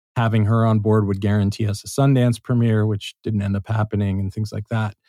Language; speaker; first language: English; native; English